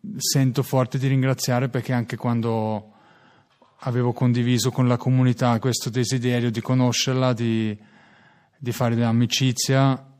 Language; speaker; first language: Italian; non-native, learner; German